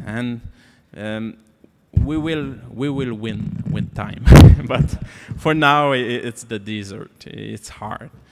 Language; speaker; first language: English; non-native, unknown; French